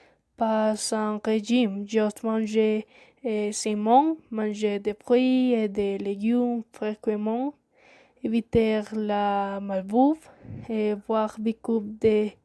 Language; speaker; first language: French; non-native, learner; Spanish